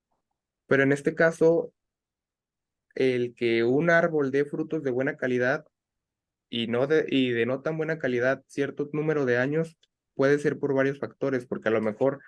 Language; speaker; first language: Spanish; native; Spanish